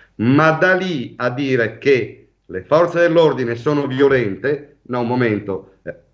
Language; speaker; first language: Italian; native; Italian